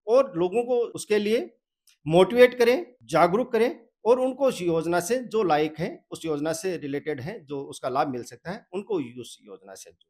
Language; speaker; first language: Hindi; native; Hindi